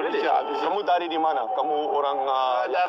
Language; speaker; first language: Indonesian; non-native, learner; Dutch